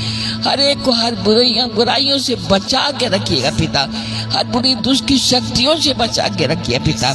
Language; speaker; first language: Hindi; native; Hindi